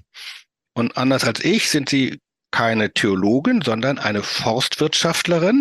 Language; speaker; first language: German; native; German